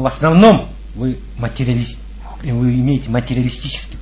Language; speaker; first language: Russian; native; Russian